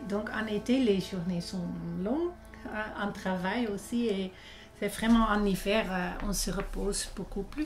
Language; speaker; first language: French; non-native, fluent; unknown